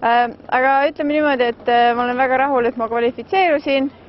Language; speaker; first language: Estonian; native; Estonian